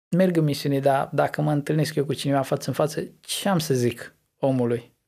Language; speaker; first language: Romanian; early bilingual, heritage; Romanian